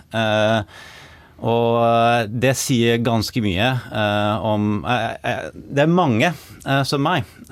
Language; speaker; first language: Norwegian; non-native, fluent; English